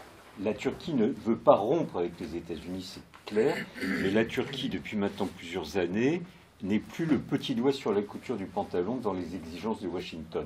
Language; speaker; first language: French; native; French